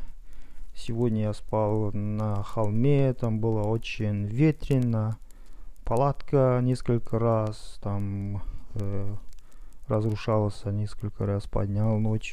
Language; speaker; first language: Russian; non-native, local second language; Kazakh